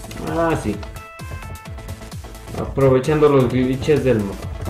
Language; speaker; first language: Spanish; native; Spanish